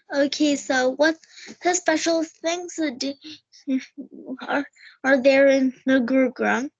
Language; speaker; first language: English; non-native, learner; Hindi